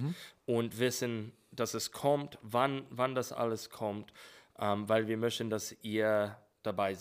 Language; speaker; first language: German; non-native, fluent; English